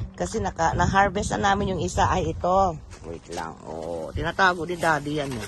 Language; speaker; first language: Filipino; non-native, local second language; Iloko